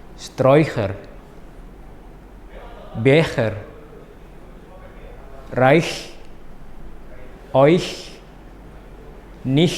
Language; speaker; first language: German; non-native, fluent; Indonesian